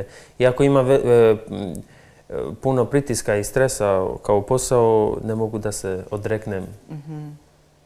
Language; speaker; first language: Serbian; non-native, local second language; Albanian